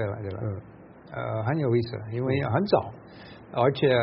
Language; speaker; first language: Chinese; non-native, fluent; English